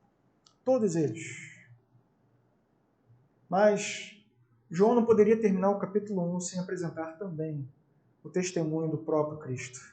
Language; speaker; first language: Portuguese; native; Portuguese